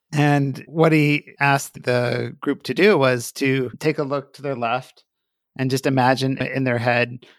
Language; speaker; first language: English; native; English